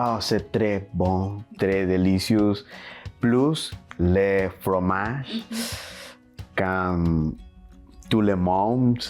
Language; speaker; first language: French; non-native, learner; Spanish